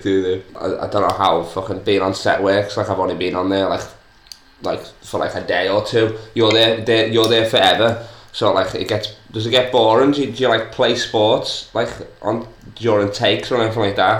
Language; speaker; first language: English; native; English